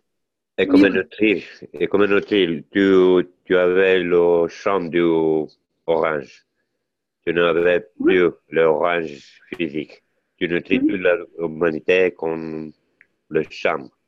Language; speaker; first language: French; non-native, learner; Italian